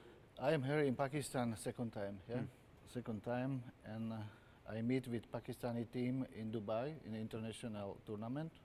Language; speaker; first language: English; non-native, learner; Slovak